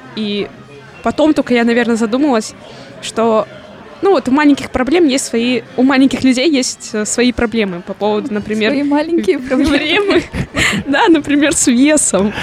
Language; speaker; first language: Russian; native; Russian